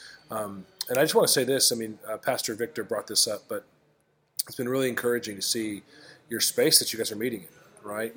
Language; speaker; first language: English; native; English